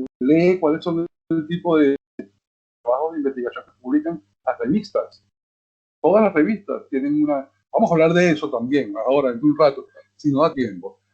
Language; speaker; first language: Spanish; native; Spanish